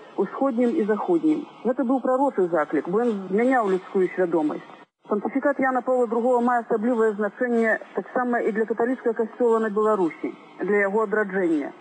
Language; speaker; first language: Belarusian; native; Belarusian